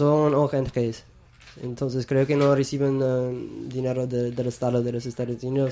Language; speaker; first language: Spanish; non-native, fluent; English